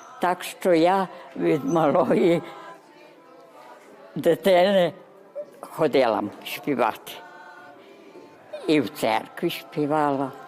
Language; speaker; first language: Ukrainian; early bilingual, heritage; Ukrainian